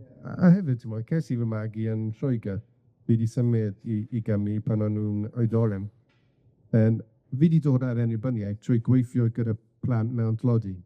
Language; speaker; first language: Welsh; non-native, fluent; English